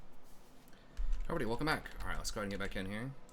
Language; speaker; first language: English; native; English